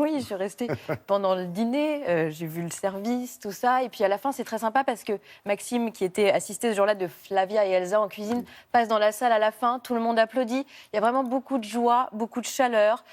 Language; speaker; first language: French; native; French